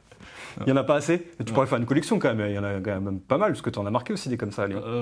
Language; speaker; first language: French; native; French